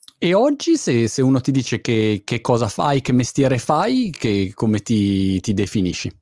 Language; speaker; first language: Italian; native; Italian